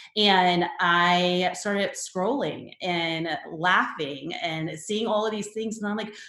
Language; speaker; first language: English; native; English